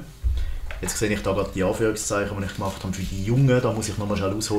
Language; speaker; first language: German; native; German